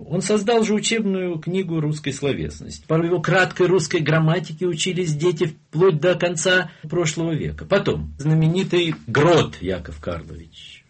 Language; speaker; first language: Russian; non-native, local second language; German